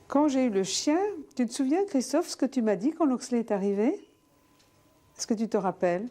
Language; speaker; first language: French; native; French